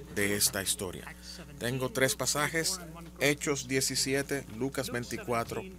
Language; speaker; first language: Spanish; non-native, fluent; Malayalam